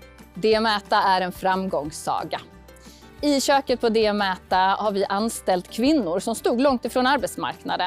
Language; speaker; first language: Swedish; native; Swedish